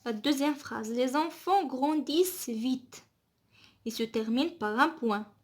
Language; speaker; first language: French; non-native, local second language; Arabic